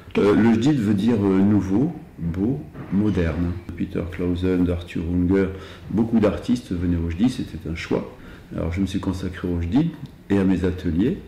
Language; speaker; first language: French; early bilingual, other home language; Arabic